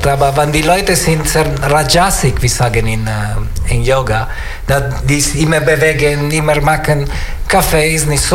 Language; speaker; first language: German; non-native, learner; Italian